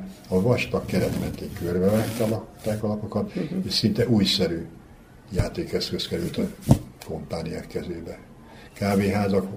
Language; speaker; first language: Hungarian; native; Hungarian